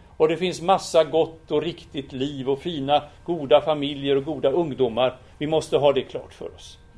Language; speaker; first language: Swedish; native; Swedish